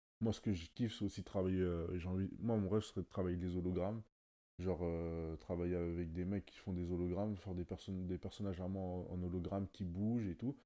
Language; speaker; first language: French; native; French